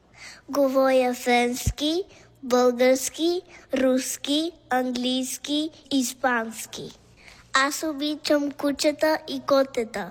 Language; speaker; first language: Bulgarian; early bilingual, heritage; Bulgarian